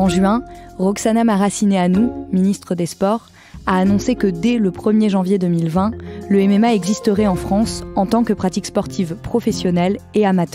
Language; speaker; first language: French; native; French